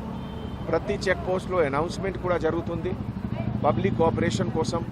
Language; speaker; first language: Telugu; non-native, fluent; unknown